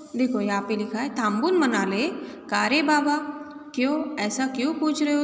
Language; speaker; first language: Hindi; non-native, local second language; Marathi